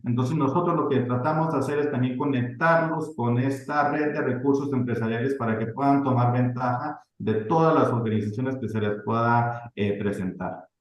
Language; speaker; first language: Spanish; early bilingual, heritage; Spanish